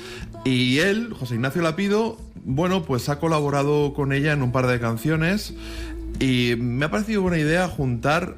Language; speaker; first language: Spanish; native; Spanish